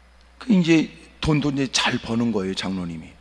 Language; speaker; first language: Korean; native; Korean